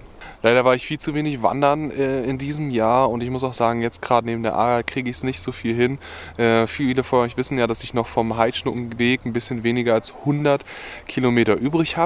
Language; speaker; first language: German; native; German